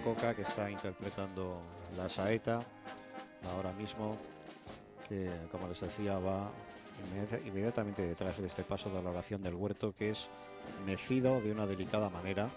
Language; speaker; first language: Spanish; native; Spanish